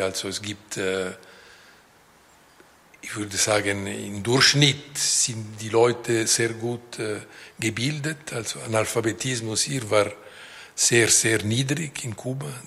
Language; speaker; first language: German; non-native, fluent; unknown